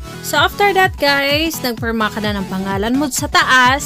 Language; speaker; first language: Filipino; native; Filipino